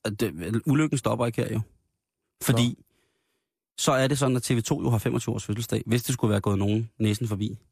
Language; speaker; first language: Danish; native; Danish